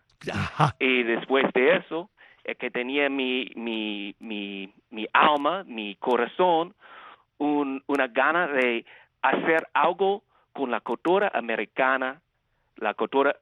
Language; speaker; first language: Spanish; early bilingual, heritage; Spanish